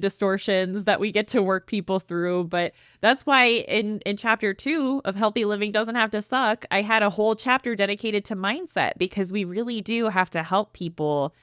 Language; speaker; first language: English; native; English